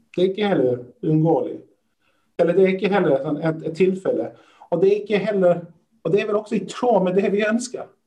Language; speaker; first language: Swedish; early bilingual, other home language; Persian